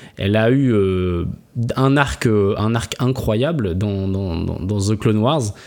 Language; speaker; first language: French; native; French